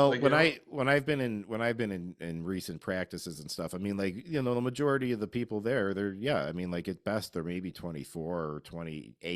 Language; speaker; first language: English; native; English